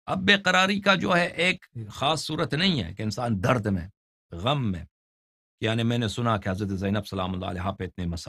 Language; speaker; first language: Urdu; non-native, fluent; Persian